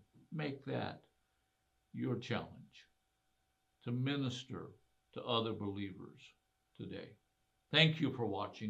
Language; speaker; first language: English; native; English